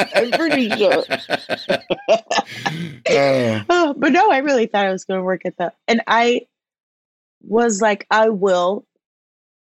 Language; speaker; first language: English; native; English